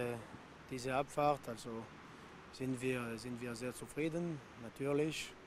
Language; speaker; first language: German; non-native, local second language; French